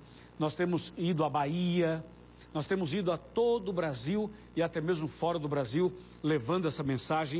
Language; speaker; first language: Portuguese; native; Portuguese